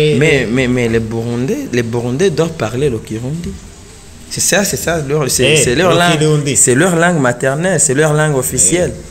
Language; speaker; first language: French; non-native, learner; Rundi